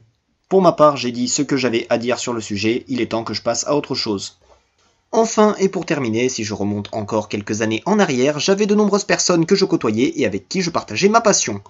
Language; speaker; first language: French; native; French